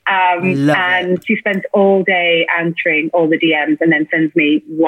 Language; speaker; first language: English; native; English